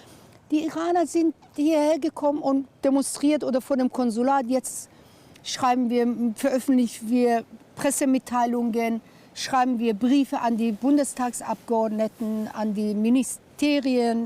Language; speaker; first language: German; non-native, fluent; Persian